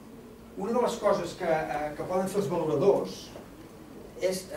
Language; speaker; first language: Catalan; native; Catalan